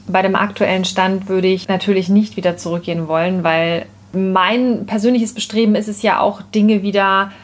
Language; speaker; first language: German; native; German